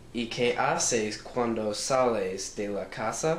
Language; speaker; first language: Spanish; non-native, learner; English